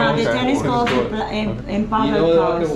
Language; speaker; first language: English; non-native, learner; Spanish